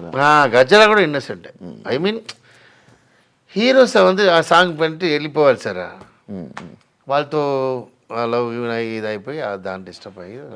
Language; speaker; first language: Telugu; non-native, learner; Tamil